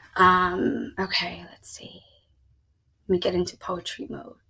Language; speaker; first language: English; native; English